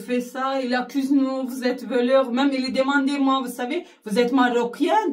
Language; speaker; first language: French; non-native, learner; Arabic